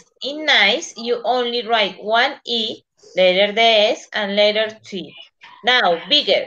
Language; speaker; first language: English; non-native, learner; Spanish